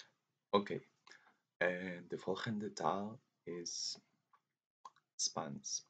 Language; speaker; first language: Dutch; non-native, learner; Spanish